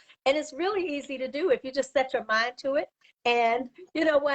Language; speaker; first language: English; native; English